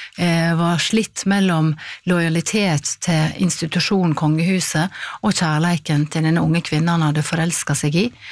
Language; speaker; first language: Norwegian; native; Norwegian